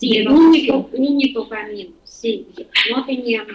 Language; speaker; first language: Spanish; non-native, learner; Ukrainian